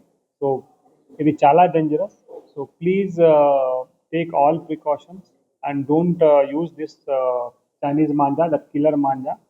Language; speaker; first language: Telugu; non-native, local second language; Urdu